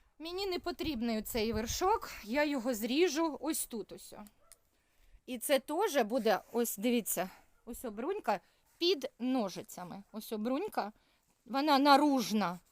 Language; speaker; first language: Ukrainian; non-native, local second language; Russian